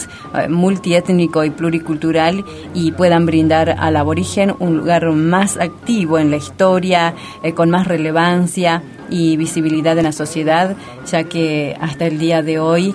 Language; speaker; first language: Spanish; native; Spanish